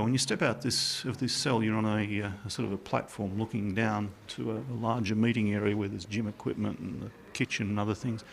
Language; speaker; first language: English; native; English